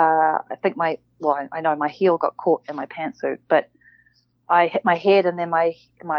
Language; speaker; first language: English; native; English